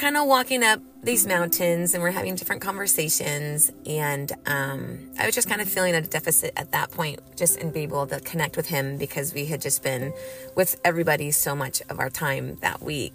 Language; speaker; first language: English; native; English